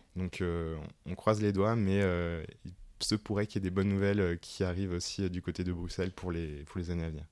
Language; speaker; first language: French; native; French